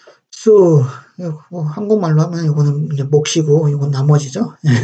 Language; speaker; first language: Korean; native; Korean